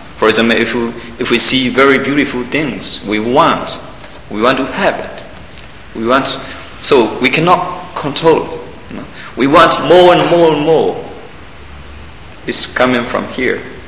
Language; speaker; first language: English; non-native, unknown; Burmese